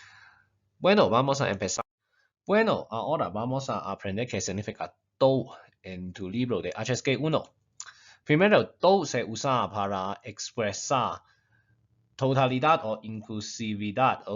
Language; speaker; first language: Spanish; non-native, fluent; Chinese